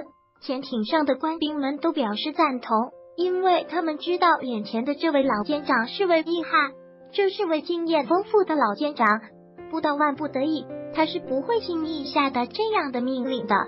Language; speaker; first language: Chinese; native; Chinese